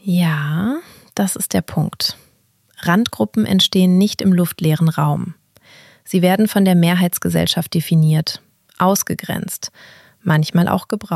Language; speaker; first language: German; native; German